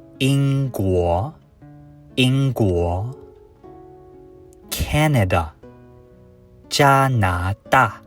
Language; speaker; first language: Chinese; non-native, fluent; English